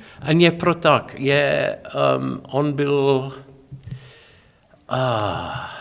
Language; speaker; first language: Czech; non-native, learner; English